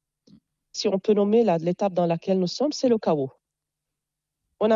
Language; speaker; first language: French; non-native, local second language; Arabic